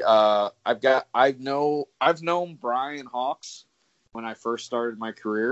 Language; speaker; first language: English; native; English